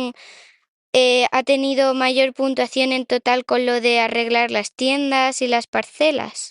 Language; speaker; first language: Spanish; native; Spanish